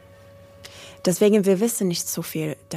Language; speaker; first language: German; non-native, learner; English